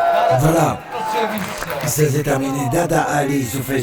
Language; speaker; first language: French; native; French